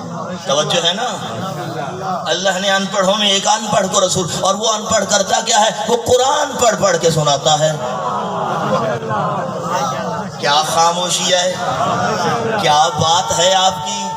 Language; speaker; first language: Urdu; non-native, local second language; Punjabi